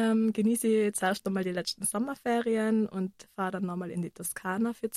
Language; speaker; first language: German; native; German